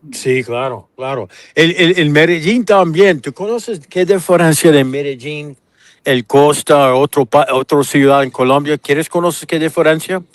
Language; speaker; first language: Spanish; non-native, learner; English